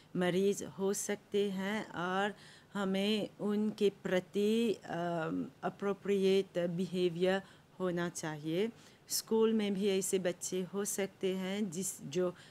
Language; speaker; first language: Hindi; non-native, local second language; Morisyen